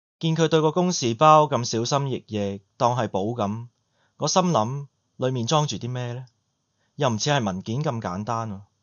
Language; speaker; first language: Cantonese; native; Cantonese